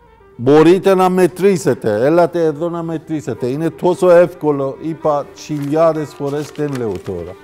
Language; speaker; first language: Greek; non-native, learner; Persian